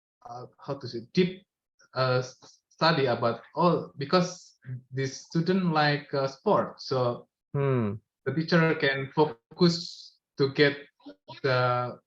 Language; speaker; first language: English; non-native, learner; Indonesian